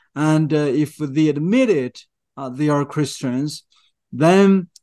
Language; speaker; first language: English; non-native, fluent; Chinese